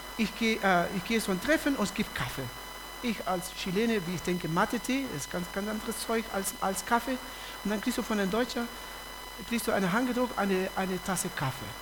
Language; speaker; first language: German; non-native, fluent; Spanish